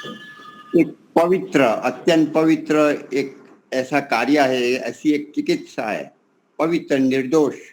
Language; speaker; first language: Hindi; non-native, local second language; Gujarati